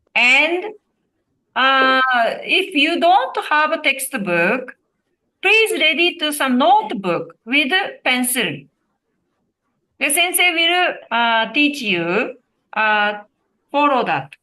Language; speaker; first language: English; non-native, learner; Japanese